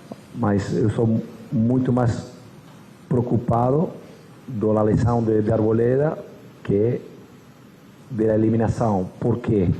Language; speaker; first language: Portuguese; non-native, fluent; Spanish